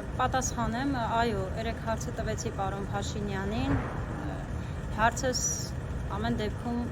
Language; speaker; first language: Armenian; non-native, local second language; Kurdish